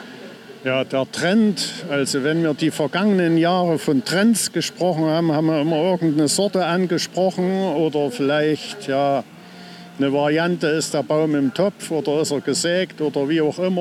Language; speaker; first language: German; native; German